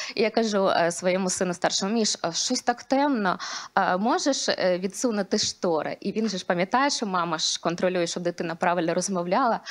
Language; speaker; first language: Ukrainian; non-native, local second language; Russian